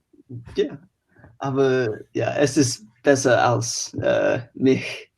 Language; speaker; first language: German; non-native, learner; English